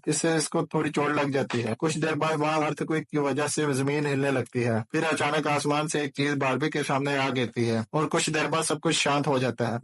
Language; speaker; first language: Hindi; native; Hindi